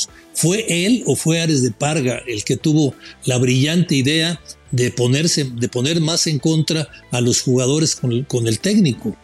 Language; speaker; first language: Spanish; native; Spanish